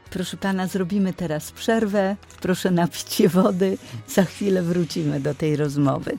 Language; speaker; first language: Polish; native; Polish